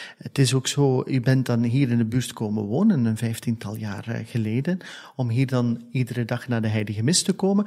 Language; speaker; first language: Dutch; native; Dutch